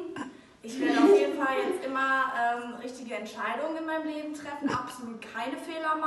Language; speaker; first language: German; native; German